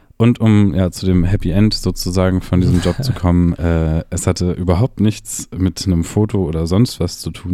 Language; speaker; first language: German; native; German